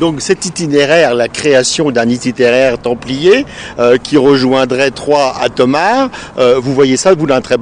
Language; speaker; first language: French; native; French